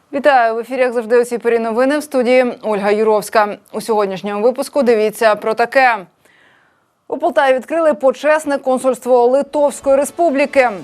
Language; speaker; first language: Ukrainian; native; Ukrainian